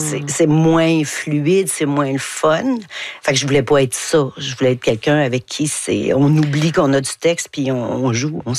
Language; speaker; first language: French; native; French